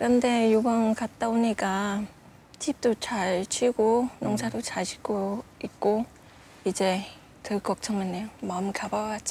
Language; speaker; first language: Korean; non-native, fluent; Vietnamese